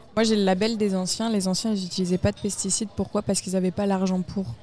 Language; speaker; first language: French; native; French